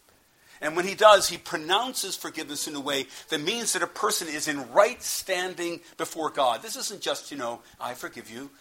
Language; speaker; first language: English; native; English